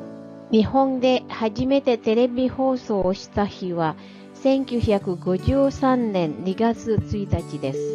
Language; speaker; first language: Japanese; non-native, fluent; Indonesian